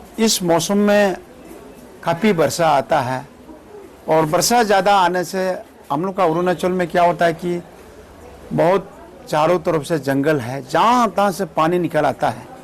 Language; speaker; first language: Hindi; non-native, local second language; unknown